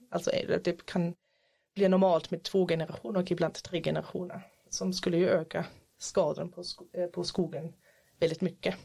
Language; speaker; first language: Swedish; non-native, fluent; German